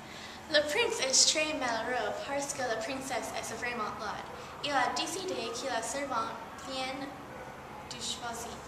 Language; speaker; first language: French; non-native, learner; English